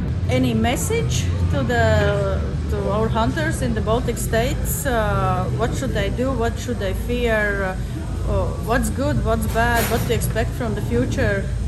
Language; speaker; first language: English; non-native, fluent; Latvian